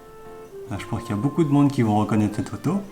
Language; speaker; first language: French; native; French